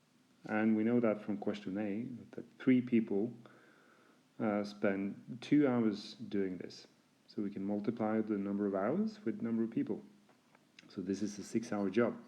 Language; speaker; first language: English; non-native, fluent; Norwegian